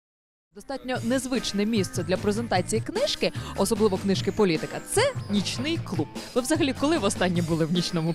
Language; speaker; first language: Ukrainian; native; Ukrainian